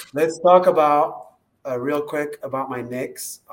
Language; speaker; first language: English; early bilingual, other home language; Arabic